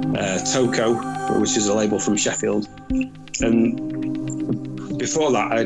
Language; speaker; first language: English; native; English